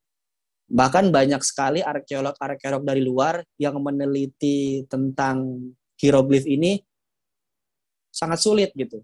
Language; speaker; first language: Indonesian; native; Indonesian